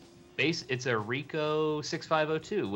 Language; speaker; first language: English; native; English